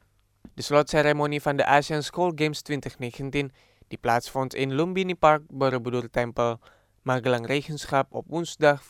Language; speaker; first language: Dutch; non-native, fluent; Indonesian